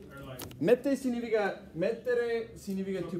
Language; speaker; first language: Italian; non-native, fluent; English